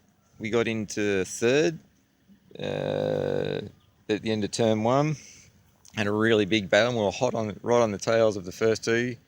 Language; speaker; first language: English; native; English